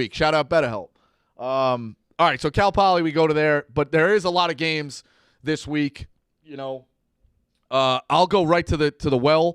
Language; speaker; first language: English; native; English